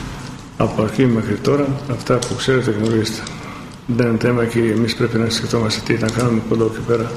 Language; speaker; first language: Greek; non-native, fluent; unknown